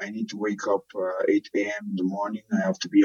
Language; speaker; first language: English; non-native, local second language; Yoruba